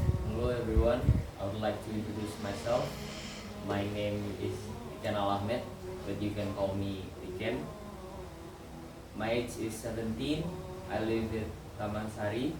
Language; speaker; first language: English; non-native, learner; Indonesian